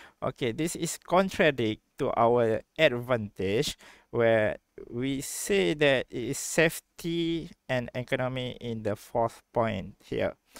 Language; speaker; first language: English; non-native, local second language; Malay